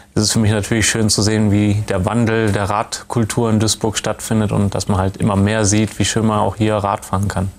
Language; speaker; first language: German; native; German